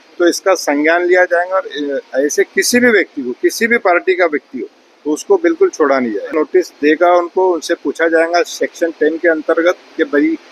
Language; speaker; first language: Hindi; non-native, local second language; Marathi